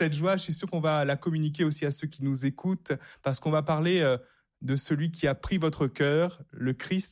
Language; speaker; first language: French; native; French